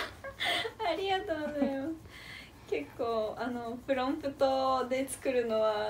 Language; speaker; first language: Japanese; early bilingual, other home language; Portuguese